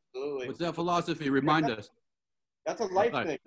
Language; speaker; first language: English; native; English